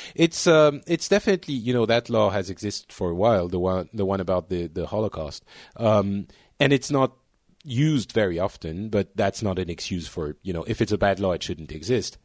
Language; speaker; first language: English; non-native, fluent; French